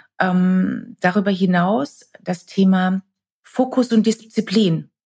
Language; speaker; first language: German; native; German